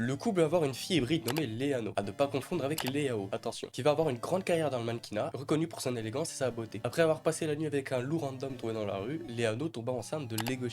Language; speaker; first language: French; native; French